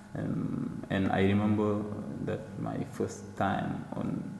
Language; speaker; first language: English; non-native, learner; Wolof